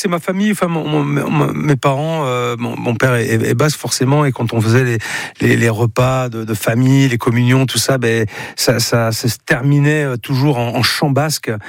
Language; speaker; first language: French; native; French